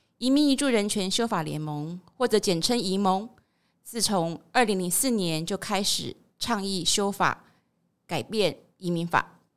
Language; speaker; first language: Chinese; native; Chinese